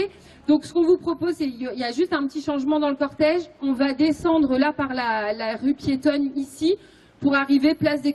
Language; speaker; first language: French; native; French